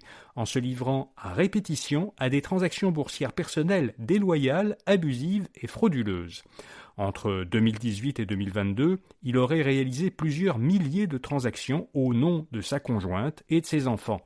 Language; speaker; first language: French; native; French